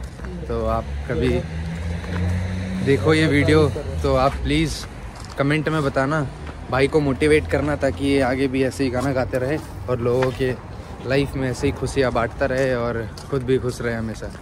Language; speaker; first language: Hindi; native; Hindi